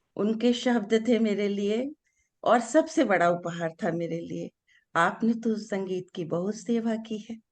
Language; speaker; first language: Hindi; non-native, local second language; Bangla